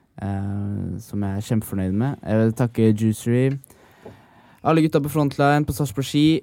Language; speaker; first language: Norwegian; native; Norwegian